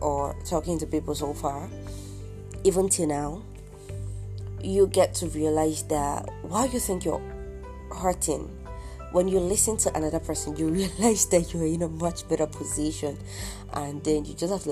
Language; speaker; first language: English; non-native, local second language; Yoruba